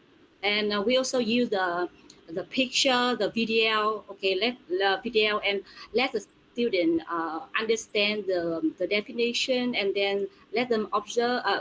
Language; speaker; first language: English; non-native, fluent; Vietnamese